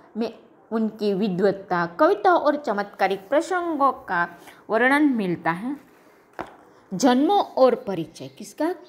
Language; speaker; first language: Hindi; non-native, local second language; Gujarati